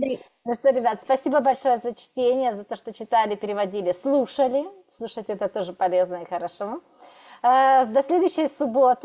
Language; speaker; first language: Russian; native; Russian